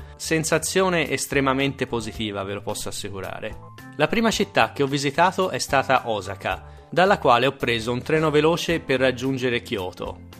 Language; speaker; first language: Italian; native; Italian